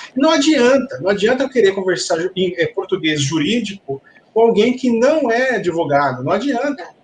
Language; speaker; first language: Portuguese; native; Portuguese